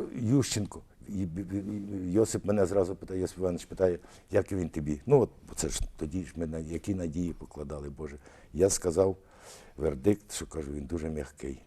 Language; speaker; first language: Ukrainian; early bilingual, other home language; Russian